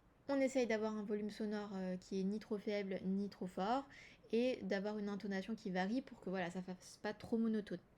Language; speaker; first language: French; native; French